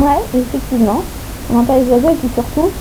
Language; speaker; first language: French; native; French